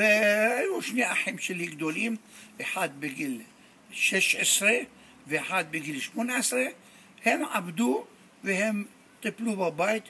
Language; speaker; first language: Hebrew; non-native, fluent; Arabic